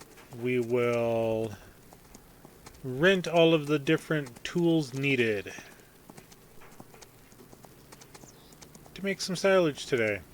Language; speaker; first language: English; native; English